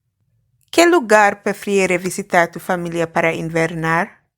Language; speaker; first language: Spanish; non-native, fluent; English